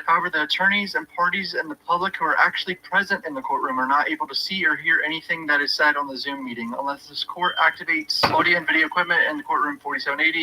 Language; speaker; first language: English; native; English